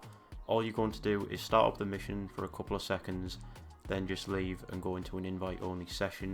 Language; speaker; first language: English; native; English